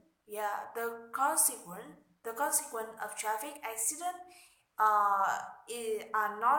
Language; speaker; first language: English; non-native, learner; Vietnamese